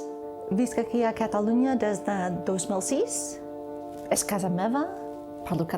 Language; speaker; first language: Catalan; non-native, fluent; English